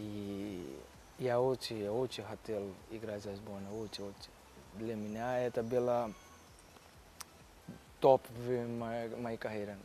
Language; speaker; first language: Russian; non-native, learner; Portuguese